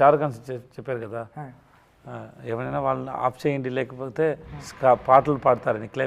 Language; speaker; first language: Telugu; non-native, learner; Tamil